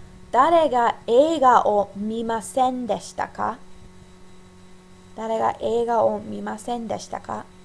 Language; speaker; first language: Japanese; non-native, fluent; English